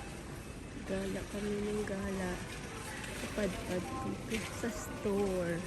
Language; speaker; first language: Filipino; native; Filipino